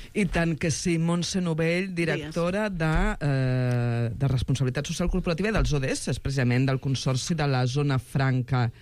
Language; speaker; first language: Catalan; native; Catalan